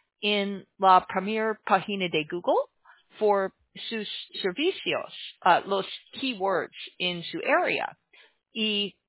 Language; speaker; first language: Spanish; non-native, learner; English